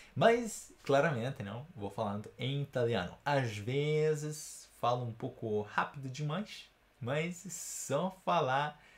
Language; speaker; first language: Portuguese; non-native, fluent; Italian